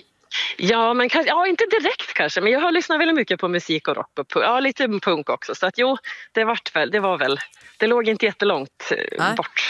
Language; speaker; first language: Swedish; native; Swedish